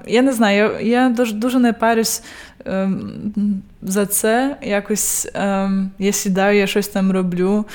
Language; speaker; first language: Ukrainian; early bilingual, heritage; Ukrainian